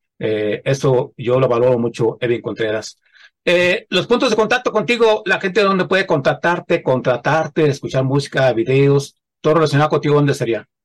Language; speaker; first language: Spanish; native; Spanish